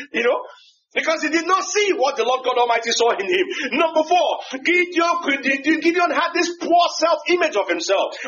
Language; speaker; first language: English; non-native, local second language; Yoruba